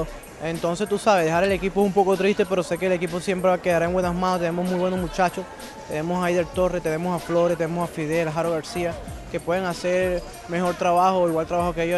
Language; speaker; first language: Spanish; native; Spanish